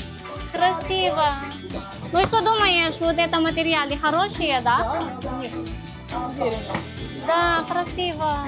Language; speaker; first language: Russian; non-native, learner; Filipino